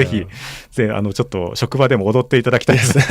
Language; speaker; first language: Japanese; native; Japanese